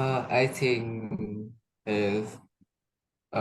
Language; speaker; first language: English; non-native, learner; Vietnamese